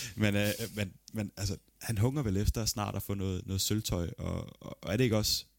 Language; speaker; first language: Danish; early bilingual, other home language; Italian